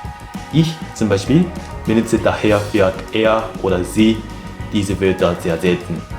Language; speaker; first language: German; non-native, fluent; Japanese